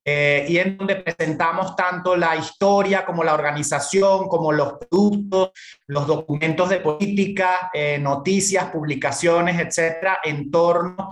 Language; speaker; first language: Spanish; native; Spanish